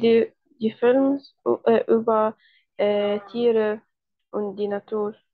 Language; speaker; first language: German; non-native, learner; Arabic